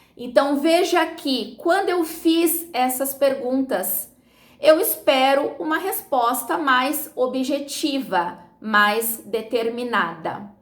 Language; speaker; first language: Portuguese; native; Portuguese